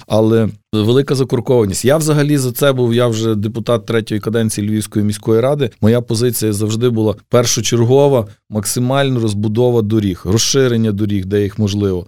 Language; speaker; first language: Ukrainian; native; Ukrainian